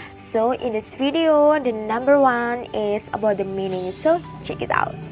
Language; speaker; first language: English; non-native, learner; Indonesian